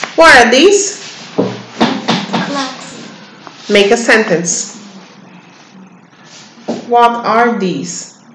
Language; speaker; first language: English; non-native, learner; Turkish